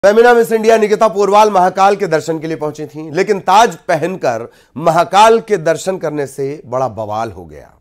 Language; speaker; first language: Hindi; native; Hindi